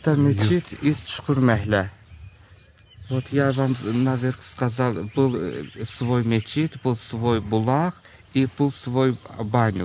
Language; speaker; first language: Russian; non-native, local second language; Azerbaijani